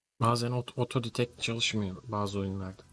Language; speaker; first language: Turkish; native; Turkish